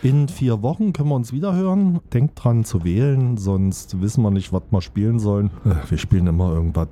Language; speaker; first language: German; native; German